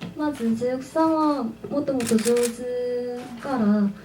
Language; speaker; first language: Japanese; non-native, fluent; Korean